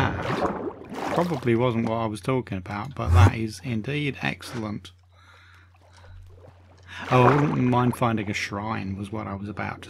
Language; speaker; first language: English; native; English